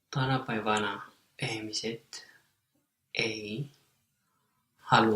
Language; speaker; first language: Finnish; non-native, learner; English